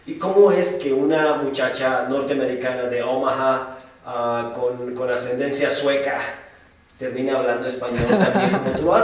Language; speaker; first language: Spanish; native; Spanish